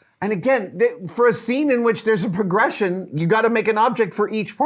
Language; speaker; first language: English; native; English